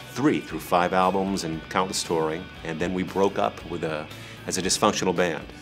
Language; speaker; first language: English; native; English